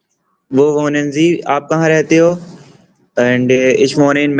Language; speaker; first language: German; non-native, learner; Urdu